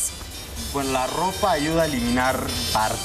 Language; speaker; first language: Spanish; native; Spanish